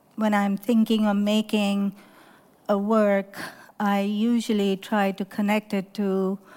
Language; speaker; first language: English; non-native, local second language; Urdu